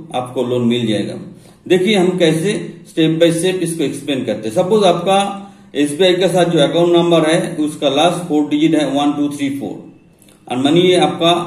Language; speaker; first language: Hindi; non-native, local second language; Bangla